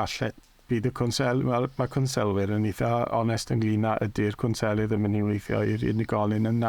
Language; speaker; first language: Welsh; native; Welsh